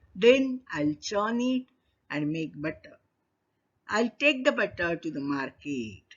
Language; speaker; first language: English; non-native, local second language; Marathi